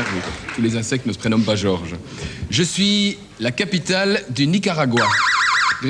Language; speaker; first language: French; native; French